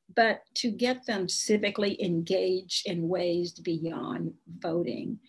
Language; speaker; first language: English; native; English